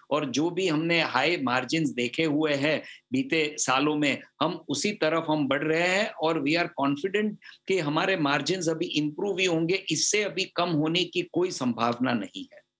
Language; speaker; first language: Hindi; non-native, local second language; Gujarati